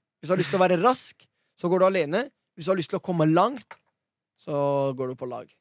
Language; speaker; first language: Norwegian; early bilingual, other home language; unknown